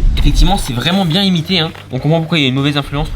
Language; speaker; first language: French; native; French